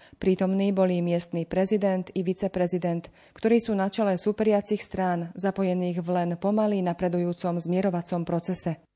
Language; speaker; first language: Slovak; native; Slovak